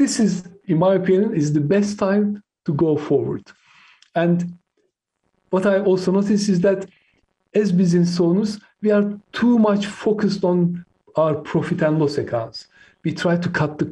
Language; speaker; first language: English; non-native, fluent; Turkish